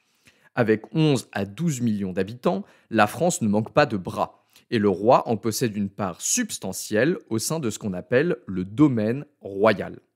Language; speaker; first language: French; native; French